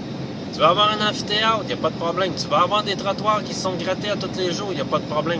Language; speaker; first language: French; native; French